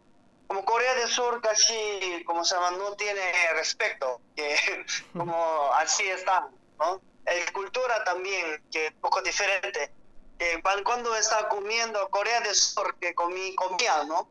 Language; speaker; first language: Spanish; non-native, learner; Korean